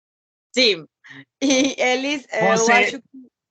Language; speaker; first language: Portuguese; non-native, learner; Spanish